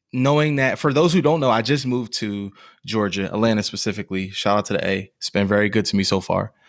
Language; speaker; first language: English; native; English